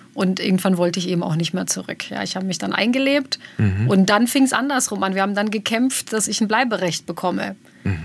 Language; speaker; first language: German; early bilingual, other home language; Bosnian